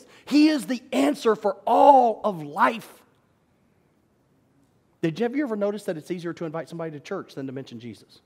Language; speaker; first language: English; native; English